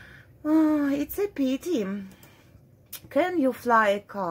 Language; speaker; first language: English; non-native, fluent; Russian